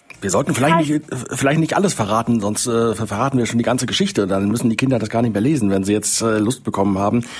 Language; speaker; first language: German; native; German